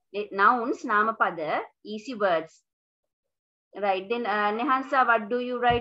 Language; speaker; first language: English; non-native, local second language; Sinhala